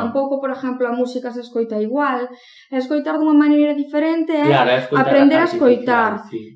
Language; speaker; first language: Galician; non-native, local second language; Spanish